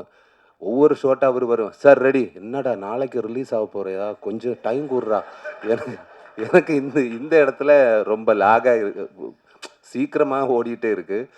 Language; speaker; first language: Tamil; non-native, learner; Malayalam